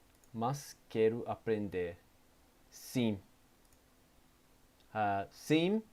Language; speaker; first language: Portuguese; non-native, learner; English